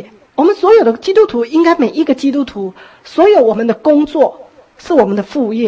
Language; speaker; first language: Chinese; native; Chinese